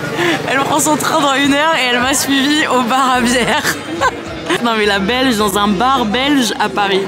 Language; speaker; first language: French; native; French